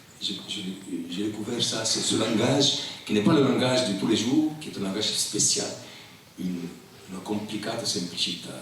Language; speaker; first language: French; non-native, local second language; Italian